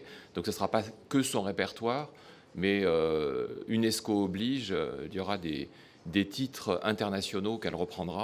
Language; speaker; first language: French; native; French